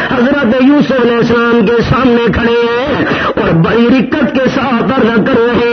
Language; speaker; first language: Urdu; non-native, local second language; Saraiki